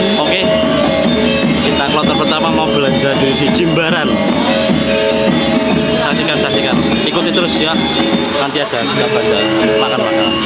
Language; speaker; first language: Indonesian; non-native, local second language; Javanese